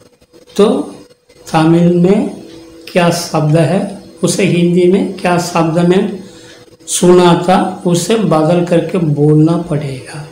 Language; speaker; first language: Hindi; non-native, local second language; Tamil